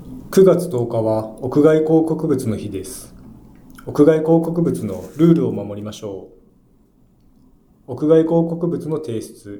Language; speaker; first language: Japanese; native; Japanese